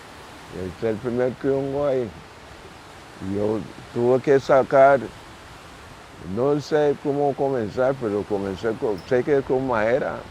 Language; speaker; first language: Spanish; non-native, local second language; English